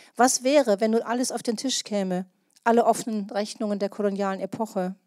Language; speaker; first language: German; native; German